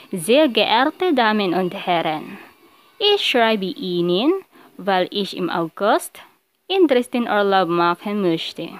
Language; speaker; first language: German; non-native, learner; Filipino